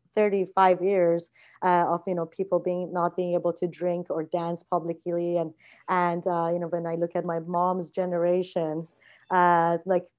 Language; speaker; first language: English; non-native, fluent; Persian